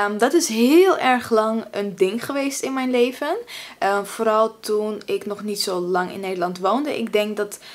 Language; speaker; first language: Dutch; early bilingual, other home language; Russian